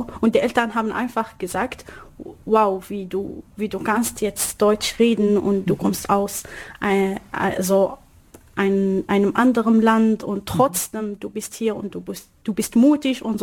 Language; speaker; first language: German; non-native, learner; Arabic